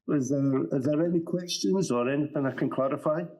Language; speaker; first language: English; native; English